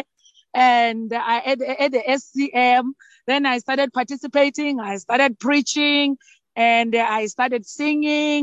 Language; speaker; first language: English; non-native, local second language; Northern Sotho